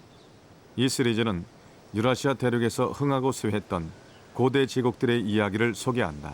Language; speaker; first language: Korean; native; Korean